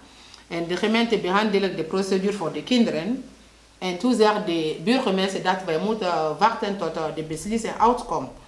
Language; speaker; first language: Dutch; non-native, learner; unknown